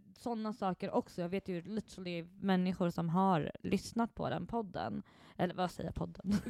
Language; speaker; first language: Swedish; early bilingual, other home language; Kurdish